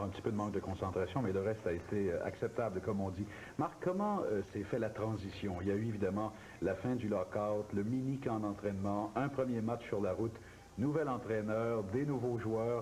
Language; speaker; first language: French; native; French